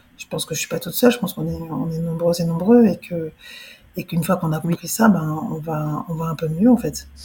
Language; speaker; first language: French; early bilingual, other home language; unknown